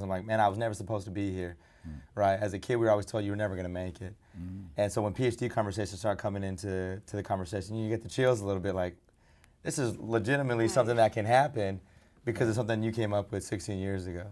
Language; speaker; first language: English; early bilingual, other home language; Spanish